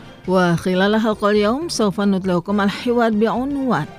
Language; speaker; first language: Arabic; non-native, fluent; Indonesian